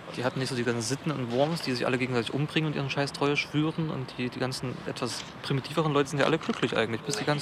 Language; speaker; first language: German; native; German